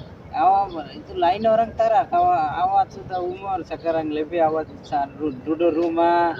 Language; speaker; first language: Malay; non-native, learner; Bangla